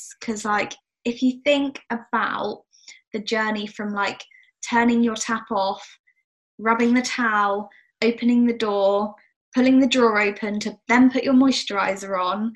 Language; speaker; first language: English; native; English